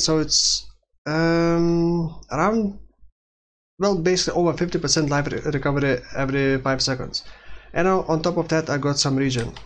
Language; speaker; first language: English; non-native, fluent; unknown